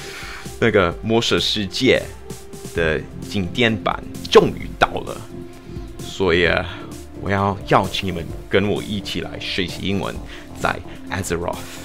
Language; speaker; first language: Chinese; non-native, fluent; English